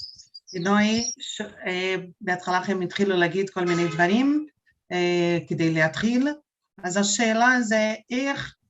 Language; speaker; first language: Hebrew; non-native, fluent; Portuguese